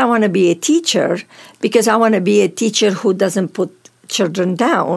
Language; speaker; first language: English; non-native, fluent; Arabic